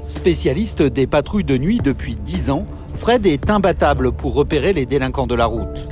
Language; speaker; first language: French; native; French